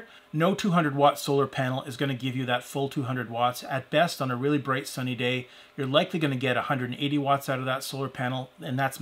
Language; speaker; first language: English; native; English